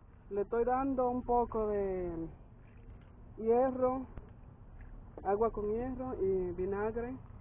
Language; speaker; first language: Spanish; native; Spanish